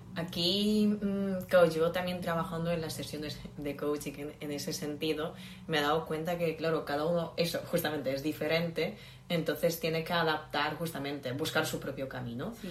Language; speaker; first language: Spanish; non-native, fluent; Polish